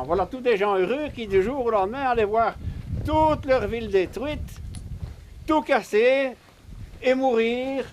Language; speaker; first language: French; native; French